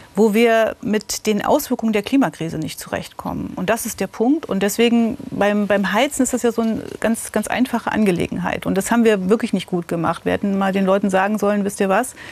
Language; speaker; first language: German; native; German